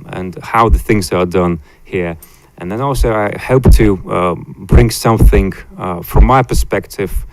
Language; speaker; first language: English; non-native, fluent; Latvian